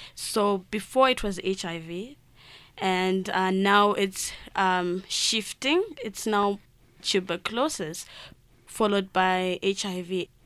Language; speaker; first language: English; non-native, local second language; Shona